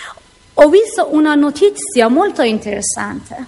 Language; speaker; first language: Italian; non-native, learner; Persian